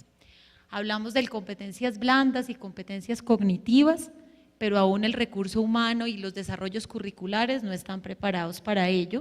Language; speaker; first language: Spanish; native; Spanish